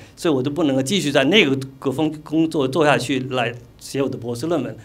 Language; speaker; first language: Chinese; native; Chinese